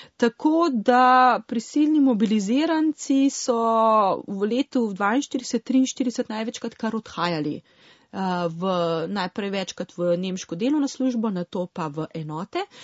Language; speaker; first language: Slovenian; native; Slovenian